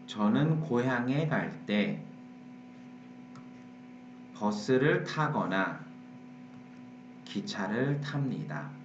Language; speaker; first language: Korean; non-native, fluent; Vietnamese